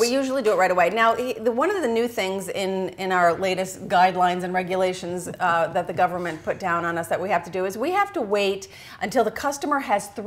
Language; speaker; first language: English; native; English